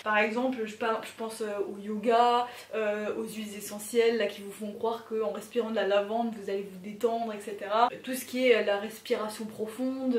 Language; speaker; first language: French; native; French